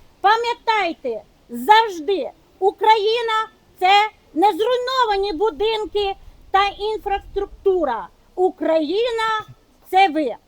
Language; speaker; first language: Ukrainian; native; Ukrainian